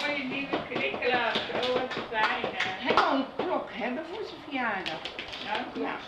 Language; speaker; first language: Dutch; native; Dutch